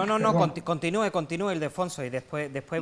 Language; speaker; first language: Spanish; native; Spanish